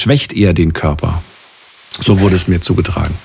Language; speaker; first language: German; native; German